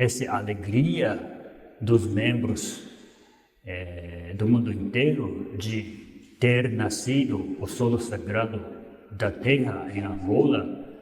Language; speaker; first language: Portuguese; non-native, fluent; Japanese